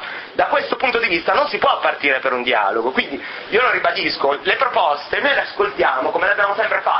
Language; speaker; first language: Italian; native; Italian